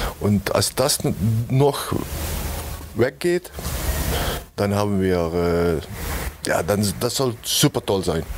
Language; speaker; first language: German; non-native, learner; Dutch